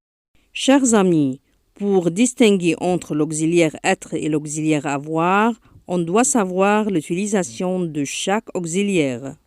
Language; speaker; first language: French; non-native, fluent; Arabic